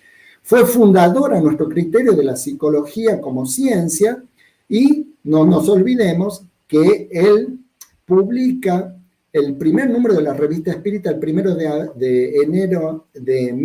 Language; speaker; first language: Spanish; native; Spanish